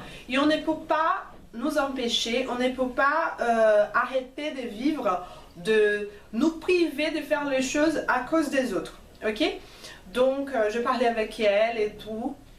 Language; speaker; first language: French; non-native, fluent; Portuguese